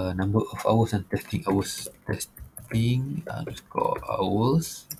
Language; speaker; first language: English; non-native, local second language; Malay